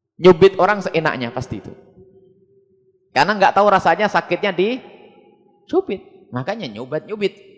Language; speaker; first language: Indonesian; non-native, local second language; Javanese